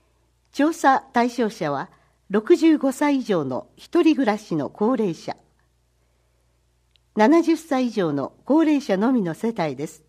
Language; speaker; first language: Japanese; native; Japanese